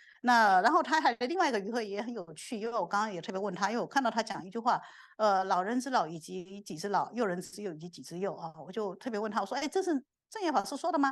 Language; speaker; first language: Chinese; native; Chinese